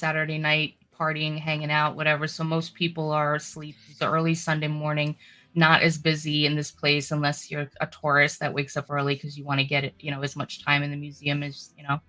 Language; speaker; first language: English; native; English